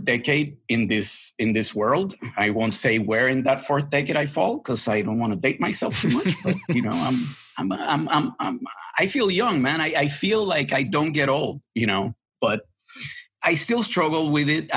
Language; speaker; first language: English; non-native, fluent; Spanish